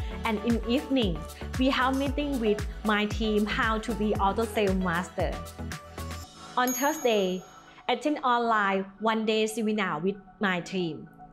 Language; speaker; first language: English; non-native, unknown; Thai